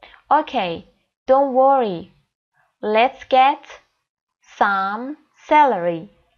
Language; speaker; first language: English; non-native, fluent; Persian